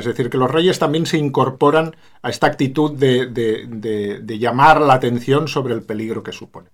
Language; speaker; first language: Spanish; native; Spanish